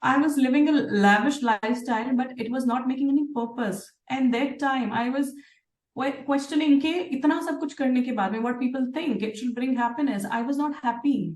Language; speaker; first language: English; non-native, local second language; Hindi